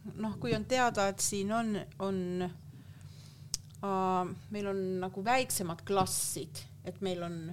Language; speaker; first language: Estonian; non-native, fluent; Finnish